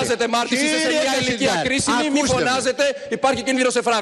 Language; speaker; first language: Greek; native; Greek